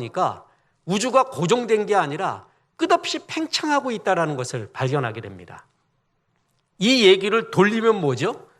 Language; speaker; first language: Korean; native; Korean